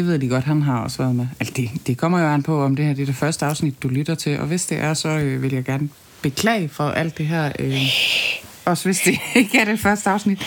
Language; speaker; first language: Danish; native; Danish